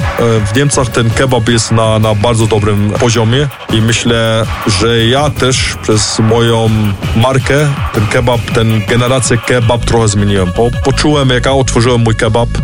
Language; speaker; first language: Polish; early bilingual, heritage; Polish